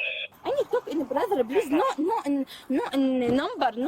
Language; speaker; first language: English; non-native, learner; Arabic